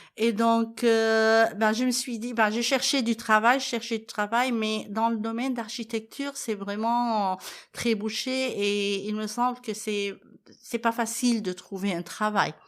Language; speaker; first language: French; non-native, fluent; Arabic